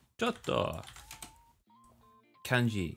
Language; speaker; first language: Japanese; non-native, learner; English